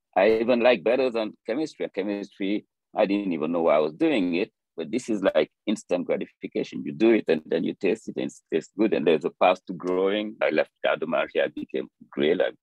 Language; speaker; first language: English; non-native, fluent; French